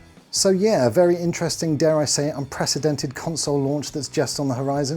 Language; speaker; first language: English; native; English